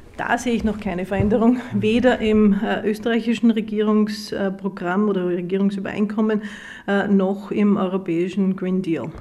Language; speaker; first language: German; native; German